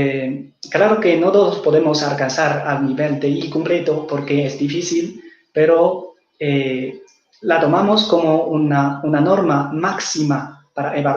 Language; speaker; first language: Spanish; non-native, fluent; Chinese